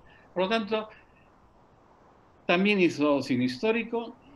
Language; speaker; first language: Spanish; native; Spanish